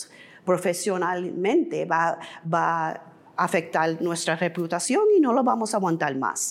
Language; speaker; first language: Spanish; early bilingual, heritage; English